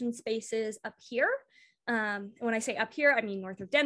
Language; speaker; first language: English; native; English